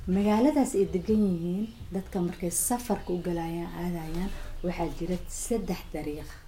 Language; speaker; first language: French; non-native, learner; Somali